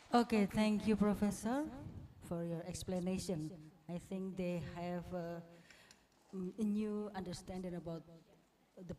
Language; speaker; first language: English; non-native, fluent; Indonesian